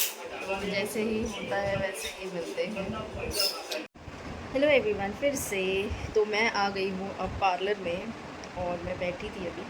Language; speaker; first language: Hindi; native; Hindi